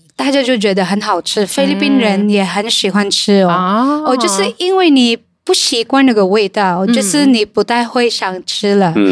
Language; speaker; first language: Chinese; non-native, fluent; Cebuano